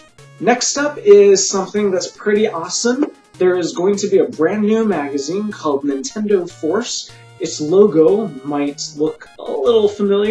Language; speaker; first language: English; native; English